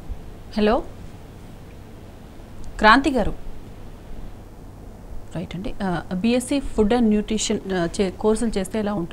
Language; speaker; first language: Telugu; native; Telugu